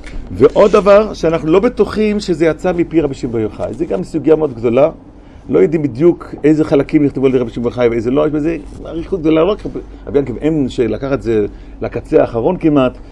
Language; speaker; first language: Hebrew; non-native, fluent; German